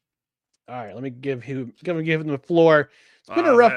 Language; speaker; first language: English; native; English